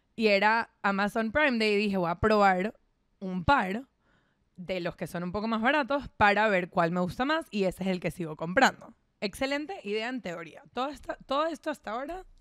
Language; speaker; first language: Spanish; native; Spanish